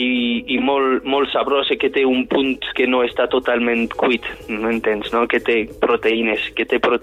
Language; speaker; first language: Catalan; non-native, fluent; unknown